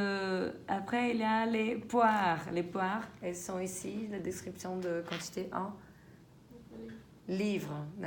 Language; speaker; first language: French; non-native, fluent; Portuguese